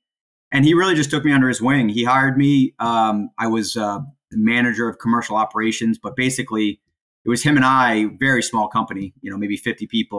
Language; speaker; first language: English; native; English